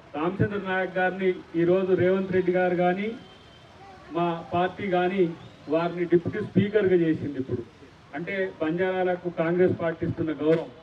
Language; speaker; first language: Telugu; native; Telugu